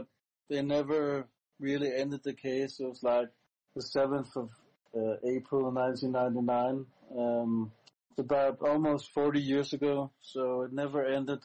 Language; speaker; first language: English; non-native, fluent; Danish